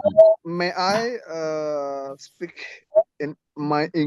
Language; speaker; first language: English; non-native, learner; Indonesian